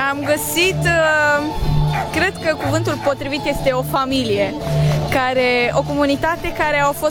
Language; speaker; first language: Romanian; non-native, fluent; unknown